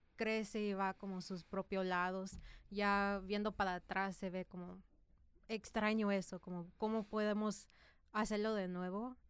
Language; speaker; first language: Spanish; early bilingual, other home language; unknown